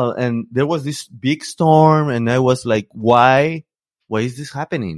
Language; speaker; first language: English; non-native, fluent; Spanish